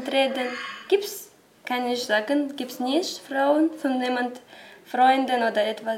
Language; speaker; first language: German; non-native, learner; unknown